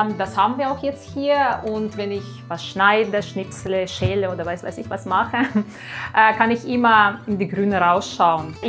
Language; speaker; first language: German; non-native, fluent; Russian